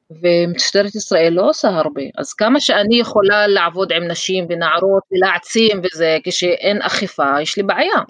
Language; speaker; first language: Hebrew; non-native, local second language; Arabic